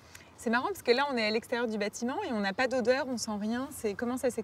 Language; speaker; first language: French; native; French